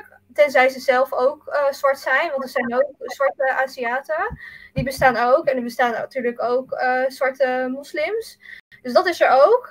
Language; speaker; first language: Dutch; early bilingual, other home language; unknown